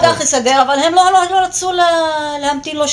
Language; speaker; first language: Hebrew; non-native, local second language; Arabic